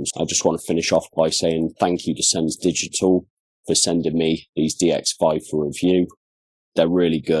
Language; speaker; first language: English; native; English